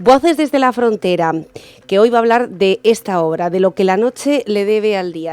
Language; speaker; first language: Spanish; native; Spanish